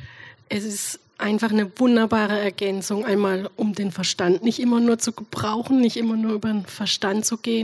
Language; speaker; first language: German; native; German